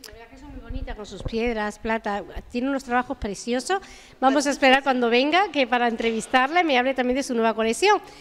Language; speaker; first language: Spanish; native; Spanish